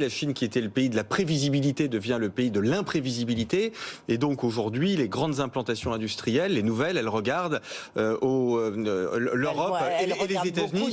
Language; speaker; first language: French; native; French